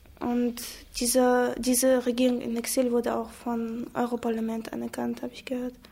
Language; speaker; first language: German; non-native, fluent; Chechen